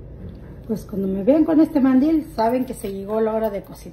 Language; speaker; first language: Spanish; native; Spanish